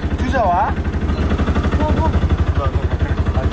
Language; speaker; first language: Telugu; native; Telugu